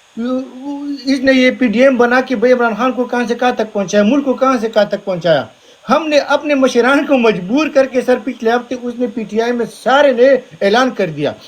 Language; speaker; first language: Urdu; non-native, local second language; Pashto